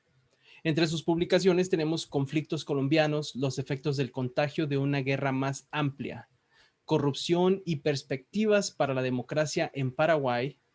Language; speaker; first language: Spanish; native; Spanish